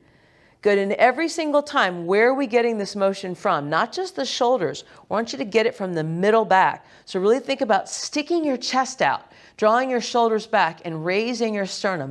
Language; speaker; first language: English; native; English